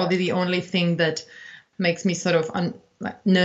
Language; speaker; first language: English; non-native, fluent; Czech